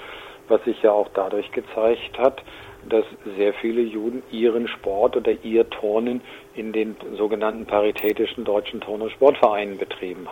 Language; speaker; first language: German; native; German